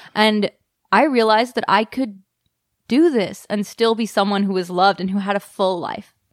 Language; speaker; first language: English; native; English